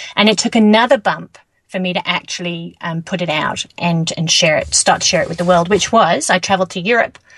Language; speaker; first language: English; native; English